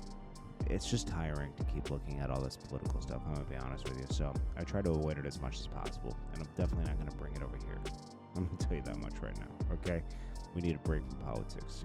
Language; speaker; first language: English; native; English